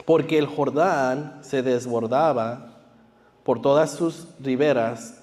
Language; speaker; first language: Spanish; early bilingual, heritage; Spanish